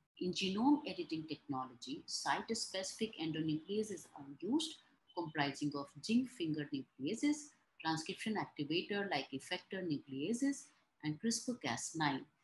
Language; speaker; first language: English; non-native, local second language; Hindi